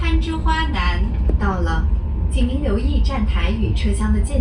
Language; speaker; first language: Chinese; native; Chinese